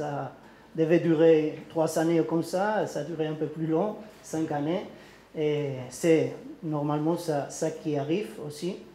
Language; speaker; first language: French; non-native, learner; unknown